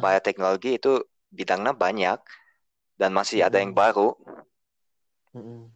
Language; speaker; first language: Indonesian; early bilingual, heritage; Indonesian